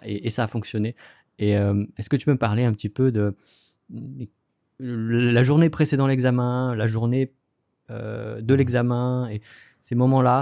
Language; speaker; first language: French; native; French